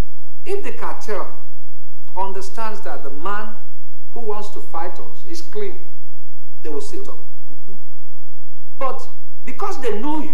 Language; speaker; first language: English; non-native, local second language; Yoruba